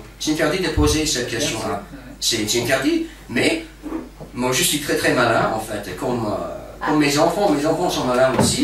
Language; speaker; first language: French; non-native, fluent; English